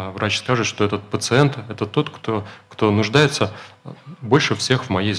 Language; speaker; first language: Russian; native; Russian